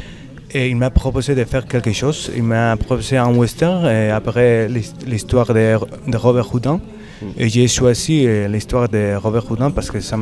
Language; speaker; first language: French; non-native, learner; Spanish